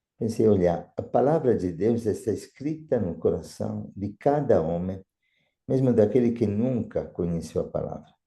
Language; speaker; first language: Portuguese; non-native, fluent; Italian